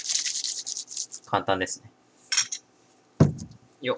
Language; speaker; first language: Japanese; native; Japanese